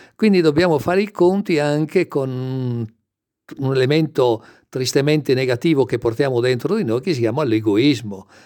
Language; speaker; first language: Italian; native; Italian